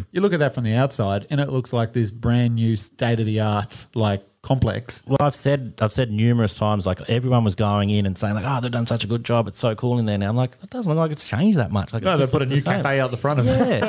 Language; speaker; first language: English; native; English